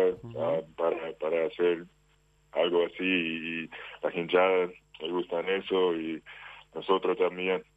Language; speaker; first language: Spanish; non-native, fluent; English